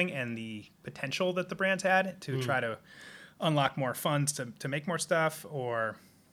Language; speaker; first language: English; native; English